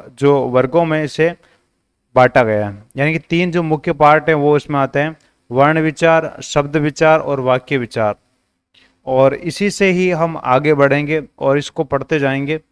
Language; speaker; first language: Hindi; native; Hindi